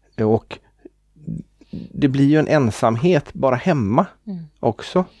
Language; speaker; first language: Swedish; native; Swedish